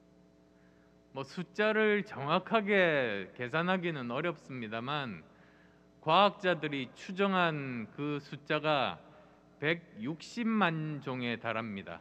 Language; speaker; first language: Korean; native; Korean